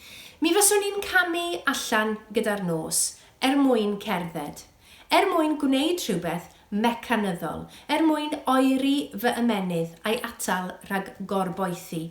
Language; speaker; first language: Welsh; native; Welsh